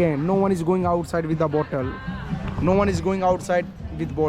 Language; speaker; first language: English; non-native, learner; Hindi